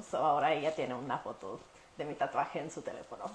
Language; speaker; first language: Spanish; early bilingual, heritage; Spanish